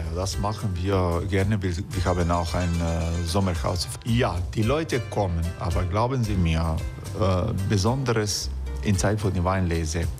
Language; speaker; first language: German; non-native, fluent; Croatian